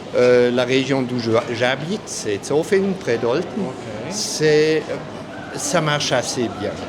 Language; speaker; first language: French; non-native, fluent; German